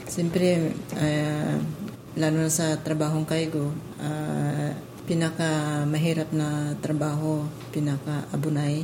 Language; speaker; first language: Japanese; non-native, learner; Filipino